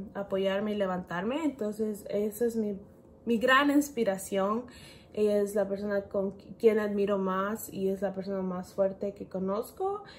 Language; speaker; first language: Spanish; early bilingual, heritage; Spanish